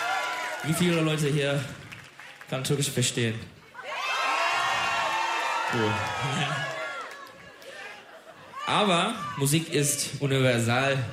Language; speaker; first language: German; non-native, learner; Turkish